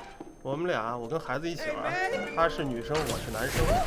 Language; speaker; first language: Chinese; native; Chinese